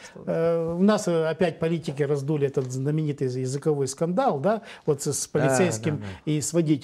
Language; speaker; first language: Russian; native; Russian